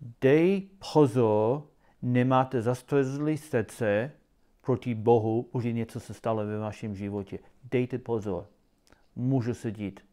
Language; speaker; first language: Czech; non-native, learner; English